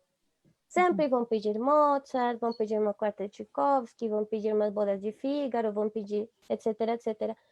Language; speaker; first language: Portuguese; non-native, fluent; Spanish